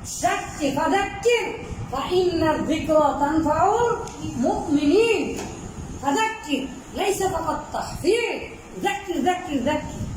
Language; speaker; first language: Arabic; non-native, fluent; Bangla